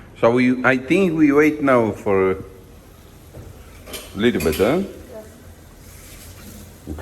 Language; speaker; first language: English; non-native, learner; Polish